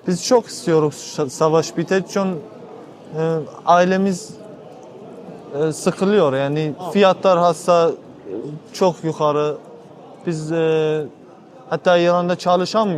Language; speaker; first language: Turkish; non-native, learner; Azerbaijani